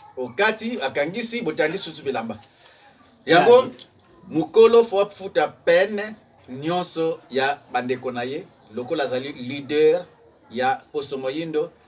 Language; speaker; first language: Lingala; non-native, local second language; Kongo